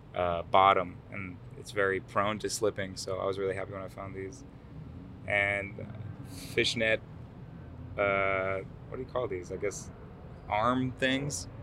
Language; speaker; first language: English; early bilingual, other home language; Arabic